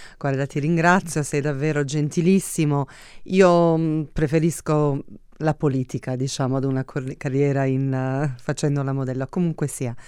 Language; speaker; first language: Italian; early bilingual, heritage; Italian